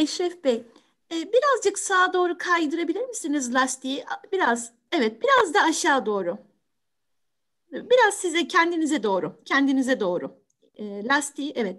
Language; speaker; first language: Turkish; native; Turkish